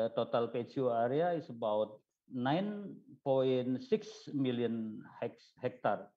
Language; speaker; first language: English; non-native, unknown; Indonesian